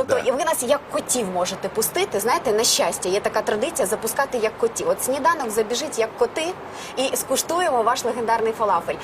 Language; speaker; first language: Ukrainian; native; Ukrainian